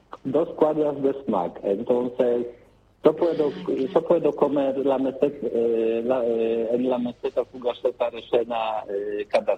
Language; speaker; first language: Spanish; non-native, learner; Polish